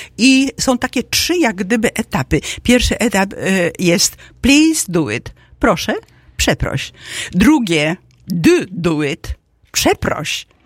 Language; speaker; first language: Polish; native; Polish